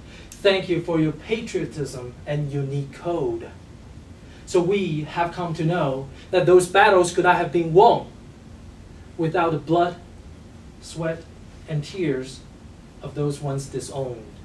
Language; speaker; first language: English; non-native, fluent; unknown